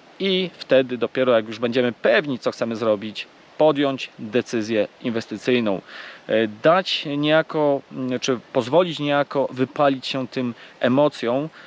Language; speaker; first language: Polish; native; Polish